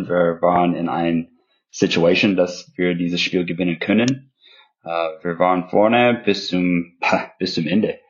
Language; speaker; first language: German; non-native, fluent; English